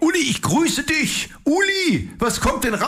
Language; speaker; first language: German; native; German